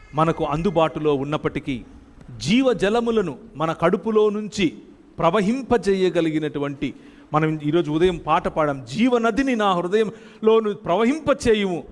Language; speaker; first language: Telugu; native; Telugu